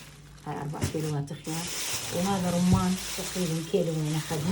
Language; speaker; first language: Arabic; native; Arabic